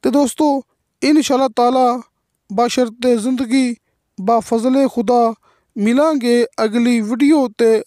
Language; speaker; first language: Urdu; non-native, local second language; Punjabi